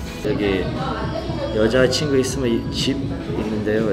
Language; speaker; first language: Korean; early bilingual, heritage; Korean